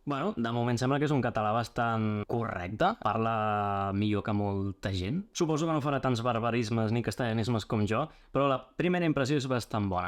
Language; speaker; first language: Catalan; native; Catalan